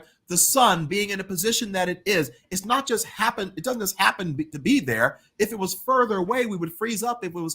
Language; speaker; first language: English; native; English